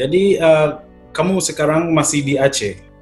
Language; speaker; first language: Indonesian; non-native, learner; English